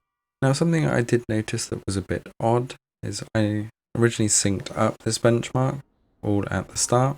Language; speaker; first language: English; native; English